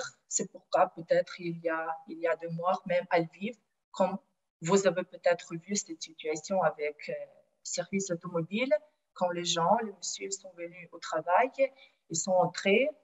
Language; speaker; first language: French; non-native, fluent; Ukrainian